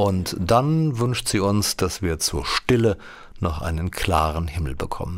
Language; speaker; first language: German; native; German